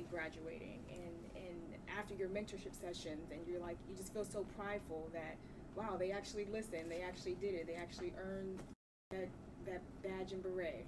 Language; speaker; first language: English; native; English